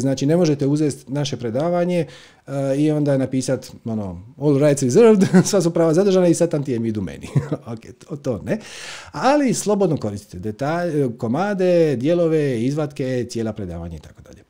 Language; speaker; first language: Croatian; native; Croatian